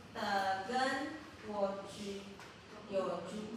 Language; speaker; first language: Chinese; non-native, learner; Filipino